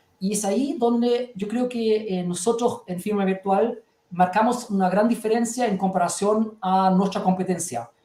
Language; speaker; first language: Spanish; early bilingual, heritage; German